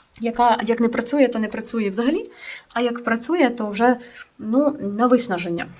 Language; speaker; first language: Ukrainian; non-native, local second language; Russian